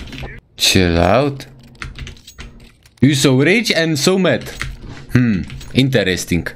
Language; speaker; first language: English; non-native, learner; Czech